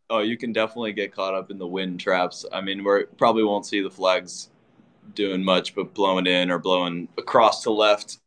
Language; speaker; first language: English; native; English